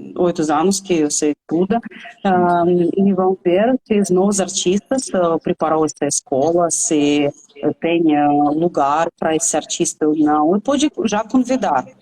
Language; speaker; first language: Portuguese; non-native, fluent; Russian